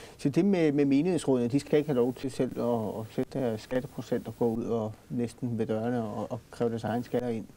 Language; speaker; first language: Danish; native; Danish